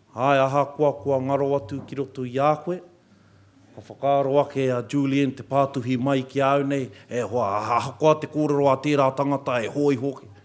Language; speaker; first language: Māori; native; Māori